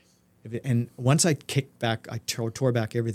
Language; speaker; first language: English; native; English